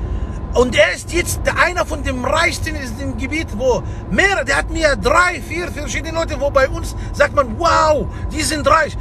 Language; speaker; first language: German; non-native, fluent; Arabic